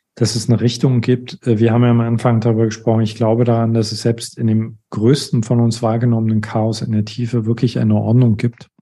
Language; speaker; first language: German; native; German